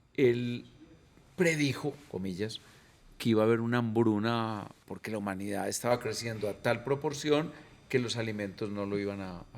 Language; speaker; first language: Spanish; native; Spanish